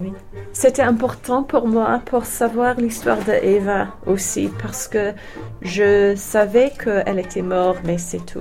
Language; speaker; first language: French; non-native, learner; English